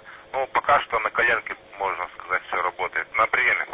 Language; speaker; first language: Russian; native; Russian